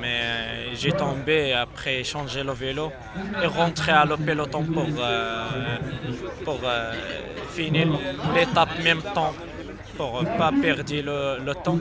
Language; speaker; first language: French; non-native, learner; Arabic